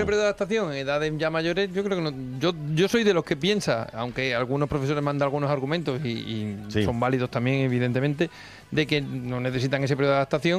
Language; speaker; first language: Spanish; native; Spanish